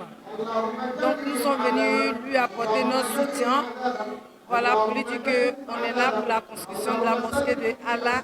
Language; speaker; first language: French; non-native, local second language; Dyula